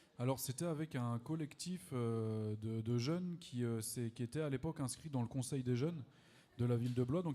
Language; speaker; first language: French; native; French